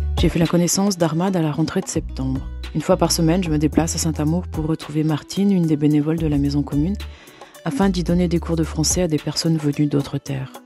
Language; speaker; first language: French; native; French